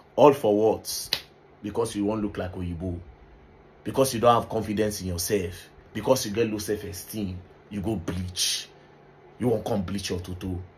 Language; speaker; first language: Nigerian Pidgin; native; Nigerian Pidgin